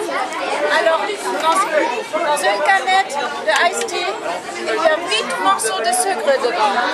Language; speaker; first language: French; non-native, fluent; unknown